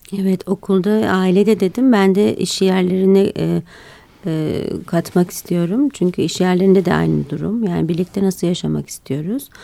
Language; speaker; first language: Turkish; native; Turkish